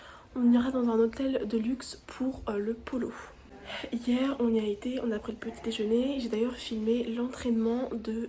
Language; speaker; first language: French; native; French